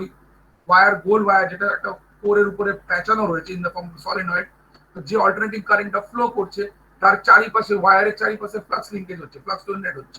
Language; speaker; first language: Bangla; native; Bangla